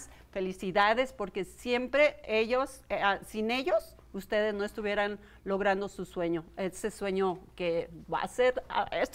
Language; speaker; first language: Spanish; native; Spanish